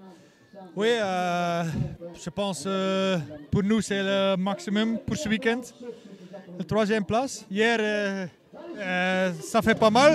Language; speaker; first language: French; non-native, local second language; Dutch